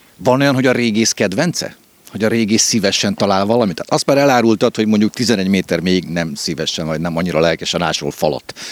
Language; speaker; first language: Hungarian; native; Hungarian